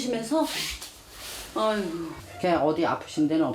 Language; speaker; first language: Korean; native; Korean